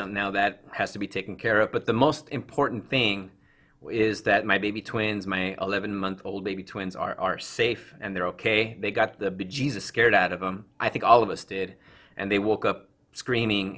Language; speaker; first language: English; native; English